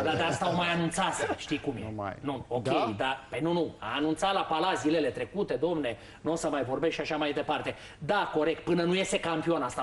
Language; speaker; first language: Romanian; native; Romanian